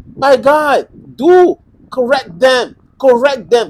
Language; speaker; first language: English; non-native, local second language; French